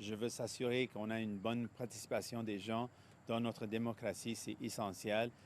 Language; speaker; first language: French; non-native, local second language; English